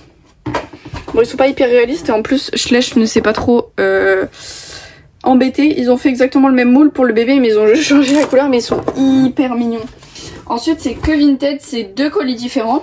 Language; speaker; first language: French; native; French